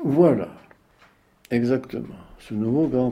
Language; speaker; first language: French; early bilingual, other home language; Russian